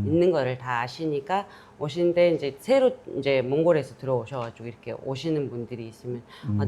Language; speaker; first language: Korean; non-native, fluent; Mongolian